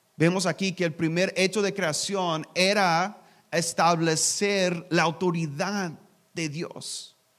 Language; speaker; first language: Spanish; non-native, learner; English